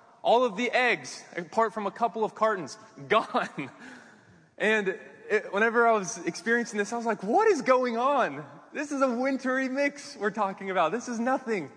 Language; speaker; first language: English; native; English